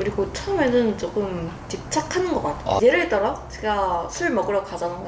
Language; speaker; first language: Korean; non-native, fluent; Vietnamese